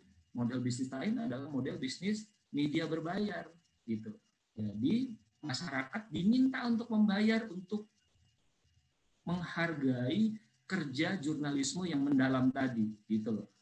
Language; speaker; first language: Indonesian; native; Indonesian